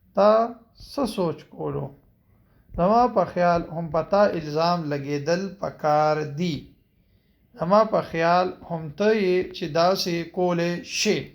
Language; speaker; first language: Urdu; non-native, local second language; Pashto